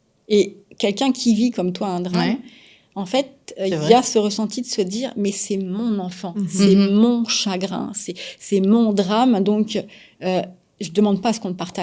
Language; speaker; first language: French; native; French